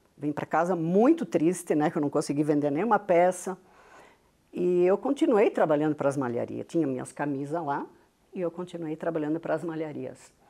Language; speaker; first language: Portuguese; non-native, local second language; Venetian